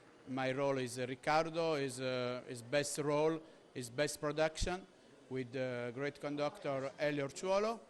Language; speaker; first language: English; non-native, learner; Italian